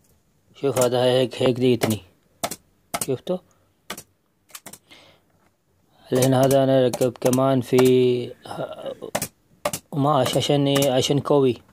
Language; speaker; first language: Arabic; non-native, learner; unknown